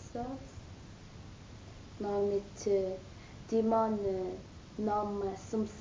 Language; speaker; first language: Dutch; non-native, learner; Arabic